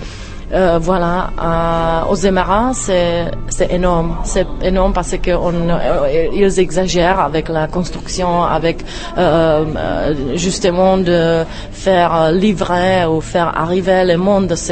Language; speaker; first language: French; non-native, fluent; Czech